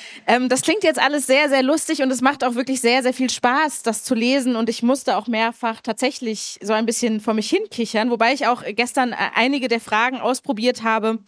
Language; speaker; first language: German; native; German